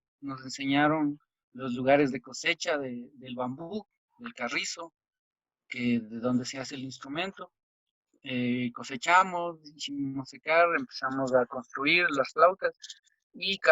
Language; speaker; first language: Spanish; non-native, local second language; Quechua